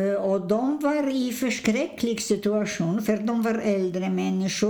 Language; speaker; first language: Swedish; non-native, fluent; Polish